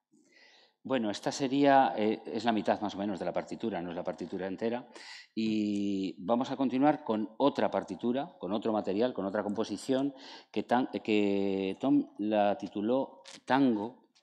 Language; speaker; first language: Spanish; native; Spanish